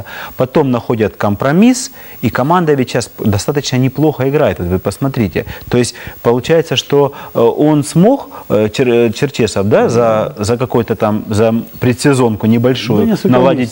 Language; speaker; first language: Russian; native; Russian